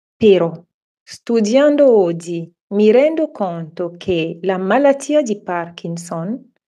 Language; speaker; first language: Italian; non-native, fluent; French